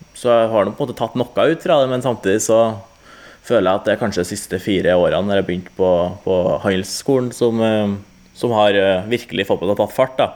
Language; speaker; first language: Norwegian; native; Norwegian